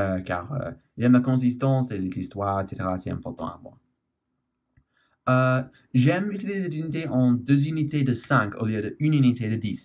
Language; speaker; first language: French; non-native, learner; English